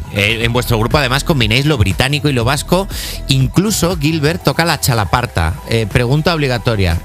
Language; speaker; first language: Spanish; native; Spanish